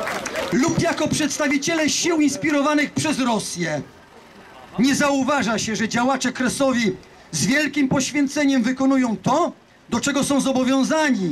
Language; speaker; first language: Polish; native; Polish